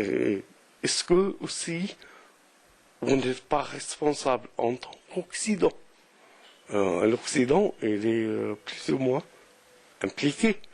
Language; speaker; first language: French; non-native, local second language; Arabic